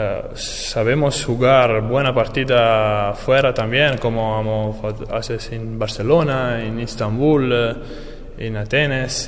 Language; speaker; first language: Spanish; non-native, learner; Italian